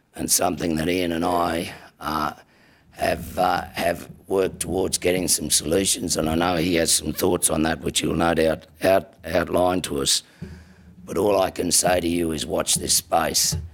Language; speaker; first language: English; native; English